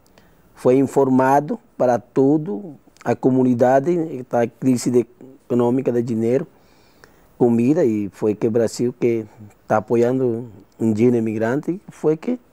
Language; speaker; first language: Portuguese; non-native, learner; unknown